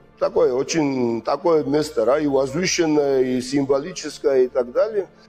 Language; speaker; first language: Russian; non-native, fluent; Georgian